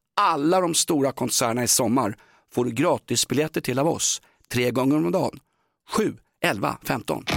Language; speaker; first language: Swedish; native; Swedish